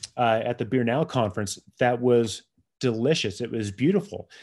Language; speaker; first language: English; native; English